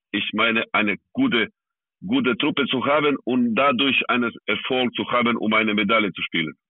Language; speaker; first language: German; non-native, fluent; Serbian